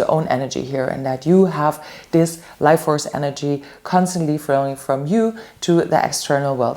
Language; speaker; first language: English; non-native, fluent; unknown